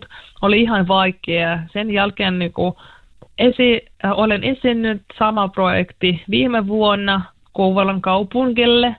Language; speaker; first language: Finnish; non-native, learner; Russian